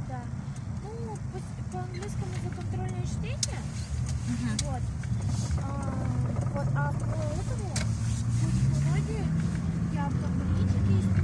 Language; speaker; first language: Russian; early bilingual, other home language; Tajik